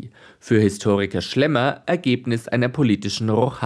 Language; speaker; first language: German; native; German